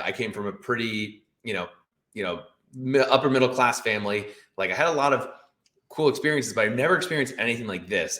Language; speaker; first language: English; native; English